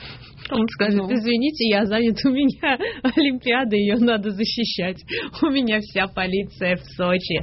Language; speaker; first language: Russian; native; Russian